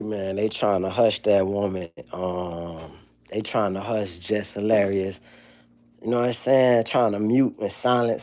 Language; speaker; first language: English; native; English